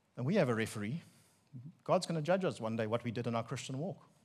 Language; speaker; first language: English; non-native, local second language; Afrikaans